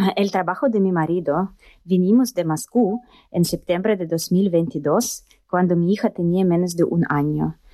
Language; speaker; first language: Spanish; non-native, learner; Russian